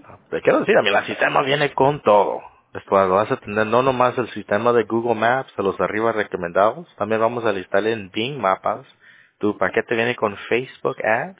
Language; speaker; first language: Spanish; early bilingual, other home language; English